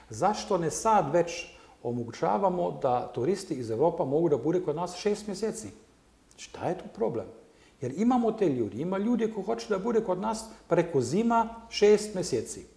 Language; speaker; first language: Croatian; non-native, learner; German